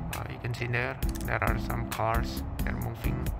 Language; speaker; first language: English; non-native, fluent; Indonesian